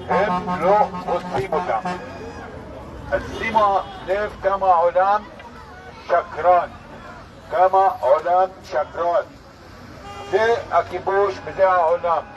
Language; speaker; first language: Hebrew; non-native, local second language; Arabic